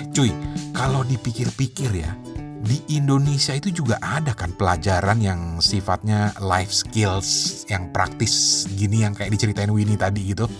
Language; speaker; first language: Indonesian; native; Indonesian